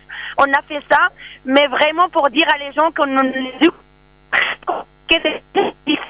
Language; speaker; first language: French; non-native, learner; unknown